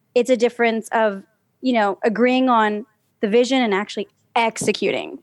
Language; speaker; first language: English; early bilingual, other home language; Spanish